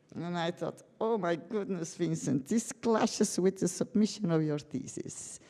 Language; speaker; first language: English; non-native, fluent; Dutch